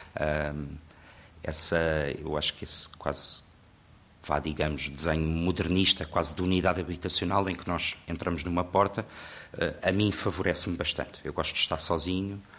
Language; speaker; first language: Portuguese; native; Portuguese